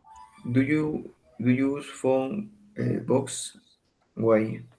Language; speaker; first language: English; non-native, learner; Spanish